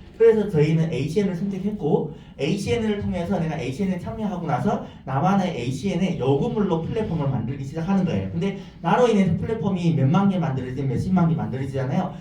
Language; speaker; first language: Korean; non-native, fluent; Chinese